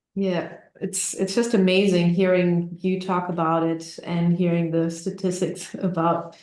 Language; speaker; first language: English; non-native, fluent; German